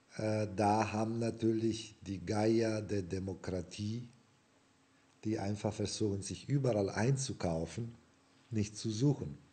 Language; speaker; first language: German; non-native, fluent; Italian